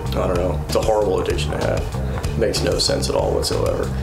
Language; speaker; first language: English; native; English